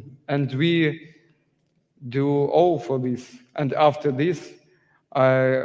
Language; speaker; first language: English; non-native, learner; Ukrainian